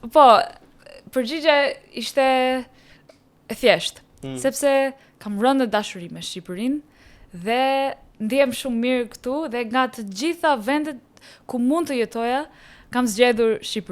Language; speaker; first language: Albanian; non-native, learner; English